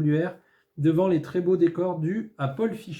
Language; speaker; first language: French; native; French